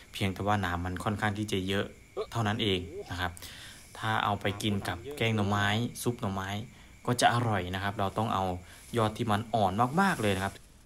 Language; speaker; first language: Thai; native; Thai